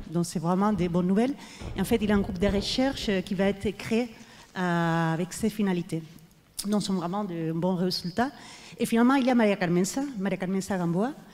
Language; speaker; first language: French; non-native, fluent; Spanish